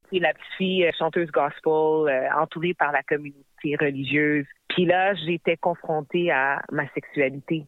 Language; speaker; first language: French; native; French